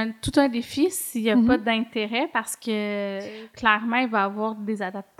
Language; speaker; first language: French; native; French